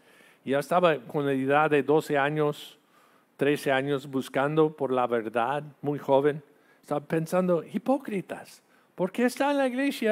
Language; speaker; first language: Spanish; non-native, fluent; English